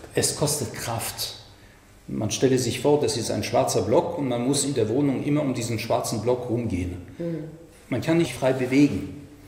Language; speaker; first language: German; non-native, fluent; French